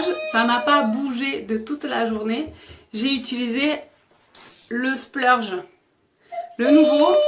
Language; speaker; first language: French; native; French